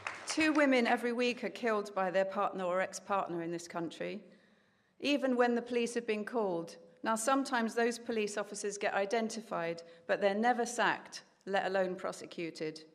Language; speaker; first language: English; native; English